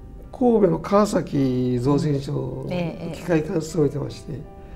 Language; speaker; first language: Japanese; native; Japanese